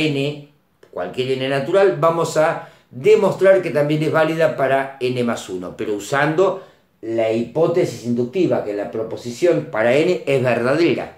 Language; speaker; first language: Spanish; native; Spanish